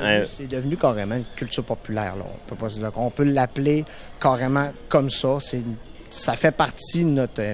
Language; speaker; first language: French; native; French